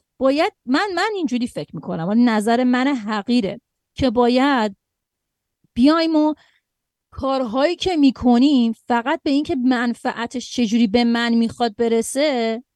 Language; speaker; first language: Persian; native; Persian